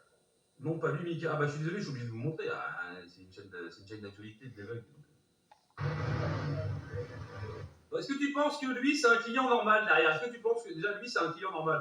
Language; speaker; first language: French; native; French